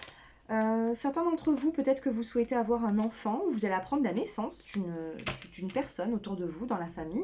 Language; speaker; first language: French; native; French